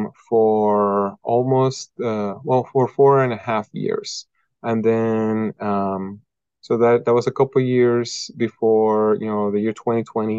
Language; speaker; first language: English; non-native, fluent; Spanish